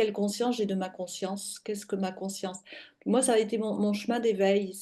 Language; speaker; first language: French; native; French